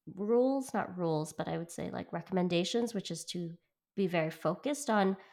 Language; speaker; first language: English; native; English